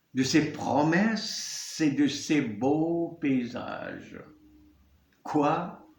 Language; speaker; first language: French; non-native, local second language; Arabic